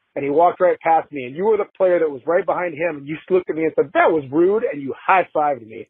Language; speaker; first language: English; native; English